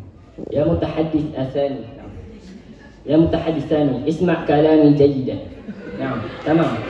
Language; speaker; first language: Arabic; non-native, learner; Malay